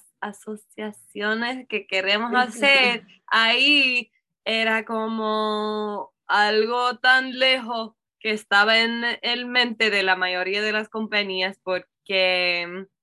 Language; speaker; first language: Spanish; non-native, learner; English